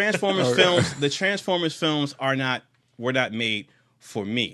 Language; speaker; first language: English; native; English